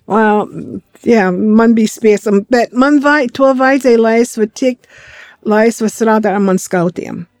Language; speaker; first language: Latvian; early bilingual, heritage; Latvian